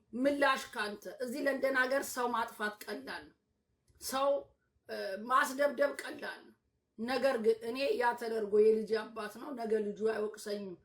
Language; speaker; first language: Amharic; native; Amharic